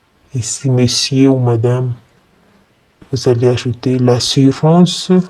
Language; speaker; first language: French; non-native, fluent; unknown